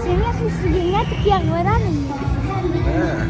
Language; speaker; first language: Greek; early bilingual, heritage; Greek